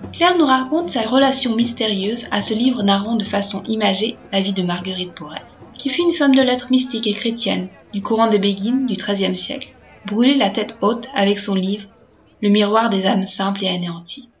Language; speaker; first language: French; native; French